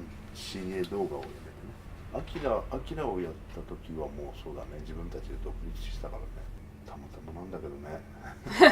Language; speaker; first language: Japanese; native; Japanese